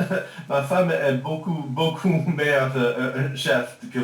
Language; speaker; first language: French; early bilingual, heritage; French